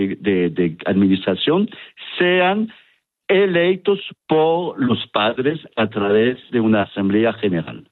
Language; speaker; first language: Spanish; non-native, fluent; French